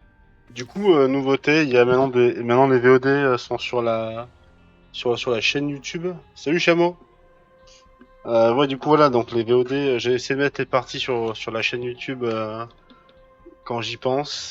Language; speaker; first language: French; native; French